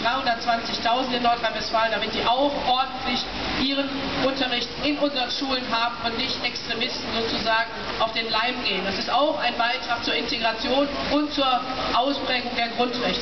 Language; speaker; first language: German; native; German